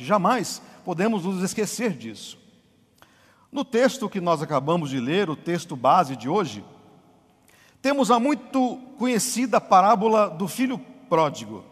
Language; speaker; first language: Portuguese; native; Portuguese